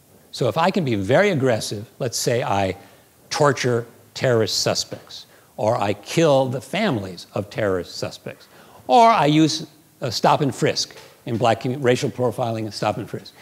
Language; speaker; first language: English; native; English